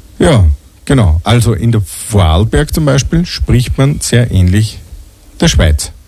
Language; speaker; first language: German; native; German